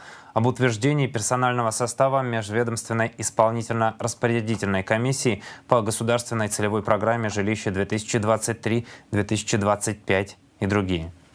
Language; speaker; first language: Russian; native; Russian